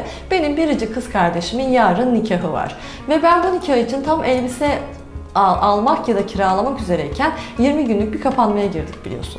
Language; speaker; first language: Turkish; native; Turkish